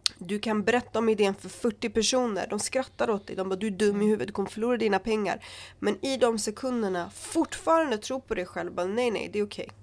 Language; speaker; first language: Swedish; early bilingual, other home language; Kurdish